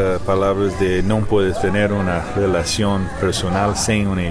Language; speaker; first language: Spanish; non-native, learner; English